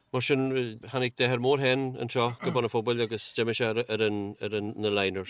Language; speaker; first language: Irish; native; Irish